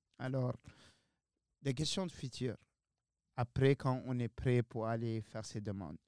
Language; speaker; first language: French; non-native, local second language; Arabic